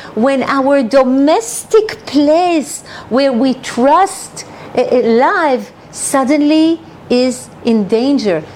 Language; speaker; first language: English; non-native, fluent; Hebrew